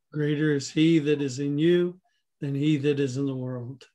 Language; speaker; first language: English; native; English